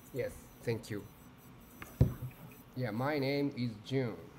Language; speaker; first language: English; non-native, learner; Japanese